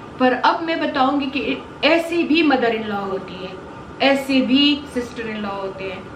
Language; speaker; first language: Urdu; non-native, local second language; Pashto